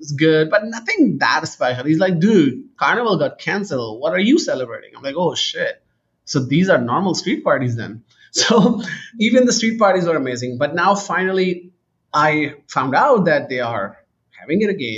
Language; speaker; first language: English; non-native, local second language; Urdu